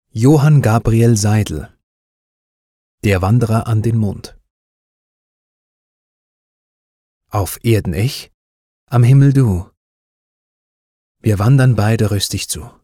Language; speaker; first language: German; native; German